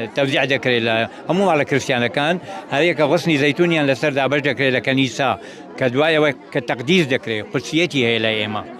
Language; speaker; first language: Central Kurdish; non-native, local second language; Assyrian Neo-Aramaic